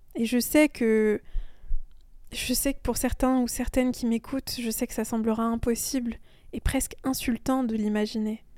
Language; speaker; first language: French; early bilingual, other home language; Persian